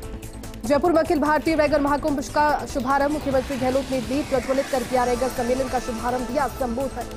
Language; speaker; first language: Hindi; native; Hindi